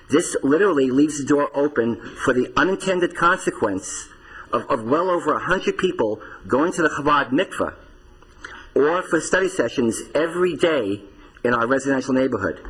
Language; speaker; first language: English; native; English